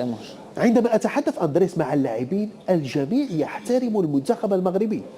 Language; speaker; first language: Arabic; native; Arabic